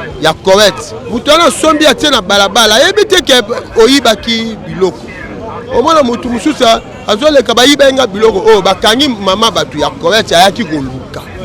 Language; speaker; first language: Lingala; native; Lingala